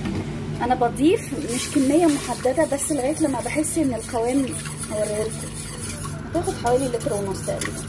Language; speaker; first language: Arabic; native; Arabic